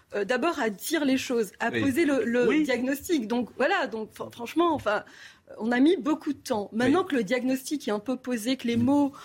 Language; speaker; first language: French; non-native, local second language; Arabic